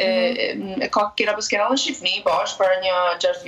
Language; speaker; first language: Albanian; native; Albanian